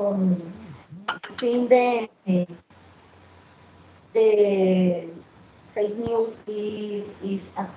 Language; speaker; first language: English; non-native, learner; Spanish